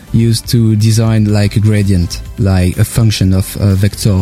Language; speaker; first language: English; non-native, fluent; French